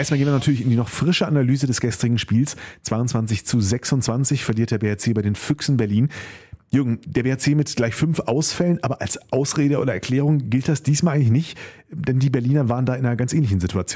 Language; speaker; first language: German; native; German